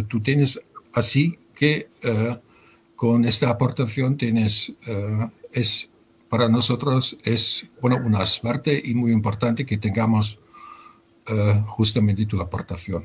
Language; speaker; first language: Spanish; non-native, fluent; German